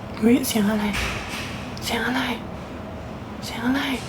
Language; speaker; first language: Chinese; non-native, learner; Thai